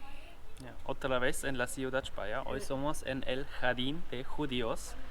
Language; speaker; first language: Spanish; non-native, learner; German